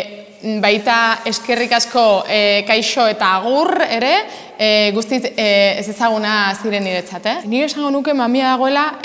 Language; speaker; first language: Basque; non-native, fluent; Spanish